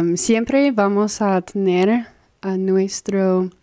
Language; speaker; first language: Spanish; non-native, fluent; English